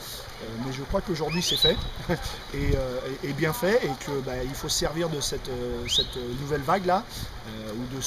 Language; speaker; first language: French; native; French